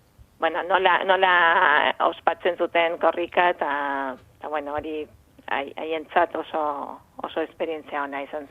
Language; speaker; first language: Basque; non-native, fluent; Spanish